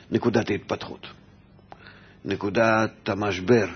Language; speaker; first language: Hebrew; non-native, fluent; Russian